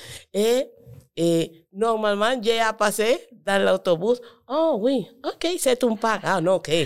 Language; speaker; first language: French; non-native, learner; Spanish